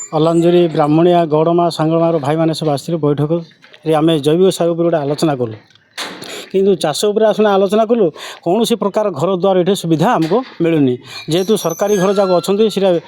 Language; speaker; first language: Odia; native; Odia